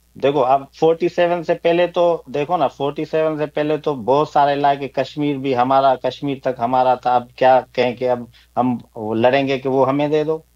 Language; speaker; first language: Urdu; non-native, local second language; Sindhi